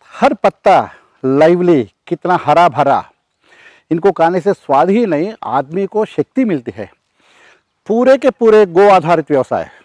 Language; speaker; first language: Hindi; non-native, local second language; Telugu